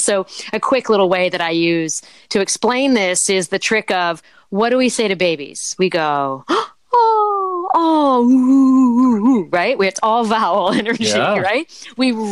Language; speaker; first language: English; native; English